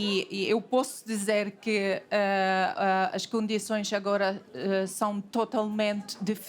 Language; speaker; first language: Portuguese; non-native, fluent; Arabic